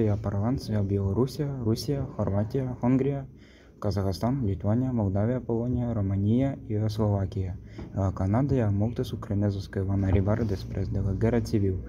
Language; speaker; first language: Catalan; non-native, learner; Ukrainian